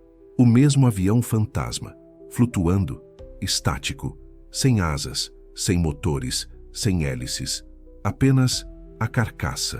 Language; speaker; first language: Portuguese; native; Portuguese